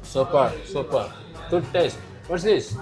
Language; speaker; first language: English; non-native, learner; Tamil